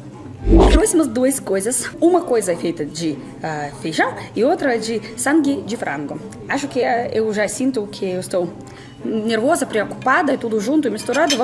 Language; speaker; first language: Portuguese; non-native, fluent; Russian